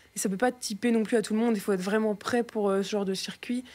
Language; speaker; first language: French; native; French